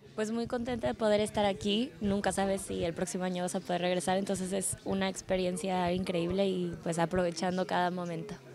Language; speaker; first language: Spanish; early bilingual, heritage; Spanish